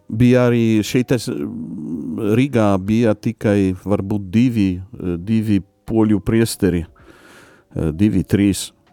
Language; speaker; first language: Latvian; non-native, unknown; Polish